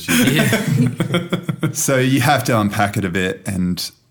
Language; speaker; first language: English; native; English